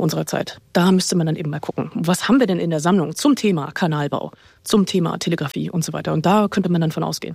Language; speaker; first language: German; native; German